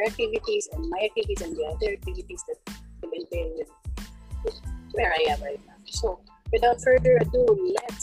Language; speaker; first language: English; non-native, local second language; Cebuano